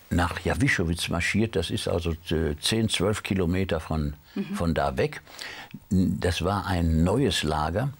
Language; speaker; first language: German; native; German